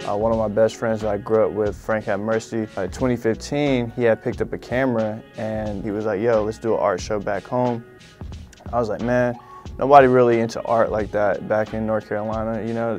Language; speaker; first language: English; native; English